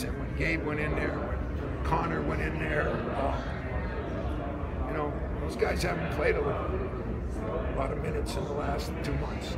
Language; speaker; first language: English; native; English